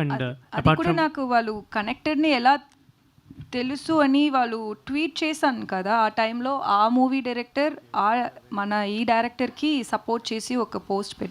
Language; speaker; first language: Telugu; non-native, learner; Tamil